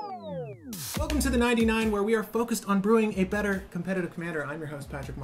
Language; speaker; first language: English; native; English